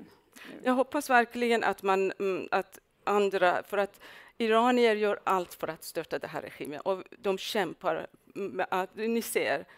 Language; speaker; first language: Swedish; non-native, fluent; Persian